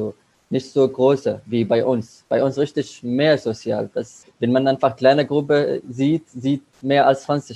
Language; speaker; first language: German; non-native, learner; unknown